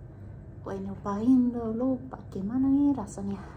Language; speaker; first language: Indonesian; non-native, fluent; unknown